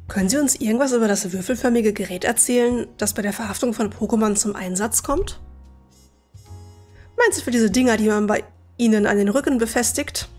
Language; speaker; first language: German; native; German